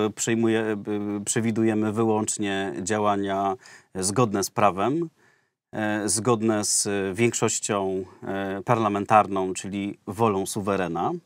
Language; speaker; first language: Polish; native; Polish